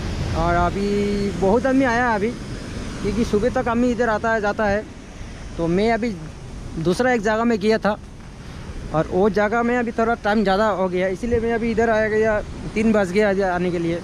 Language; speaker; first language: Hindi; non-native, local second language; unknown